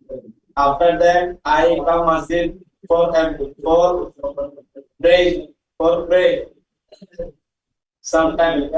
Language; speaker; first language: English; non-native, learner; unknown